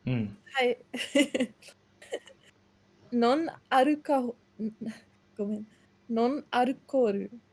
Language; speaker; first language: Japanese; non-native, learner; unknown